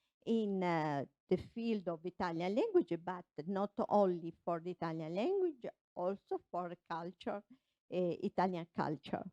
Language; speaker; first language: English; non-native, fluent; Italian